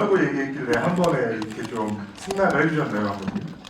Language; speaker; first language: Korean; native; Korean